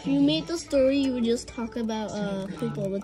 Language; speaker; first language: English; native; English